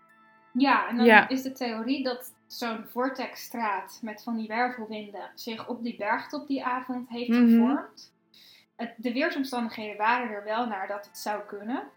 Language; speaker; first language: Dutch; native; Dutch